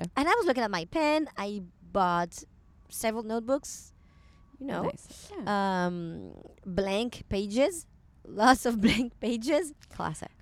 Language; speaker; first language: English; non-native, fluent; French